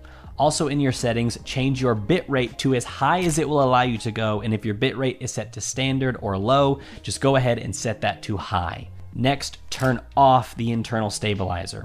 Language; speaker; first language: English; native; English